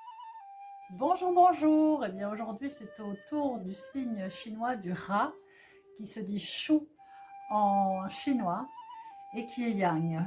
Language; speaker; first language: French; native; French